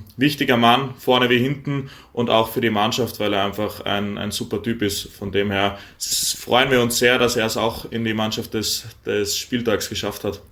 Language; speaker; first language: German; native; German